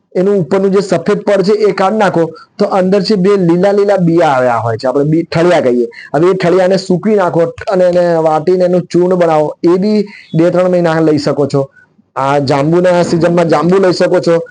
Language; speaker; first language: Gujarati; native; Gujarati